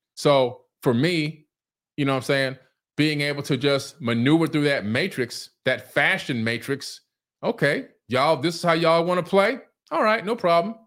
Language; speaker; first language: English; native; English